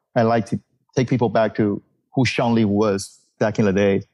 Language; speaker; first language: English; early bilingual, other home language; Chinese